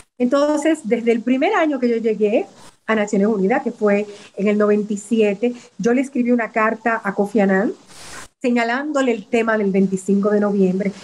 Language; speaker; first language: Spanish; native; Spanish